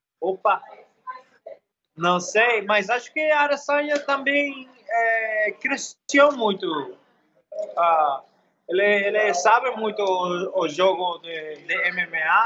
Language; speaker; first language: Portuguese; non-native, learner; English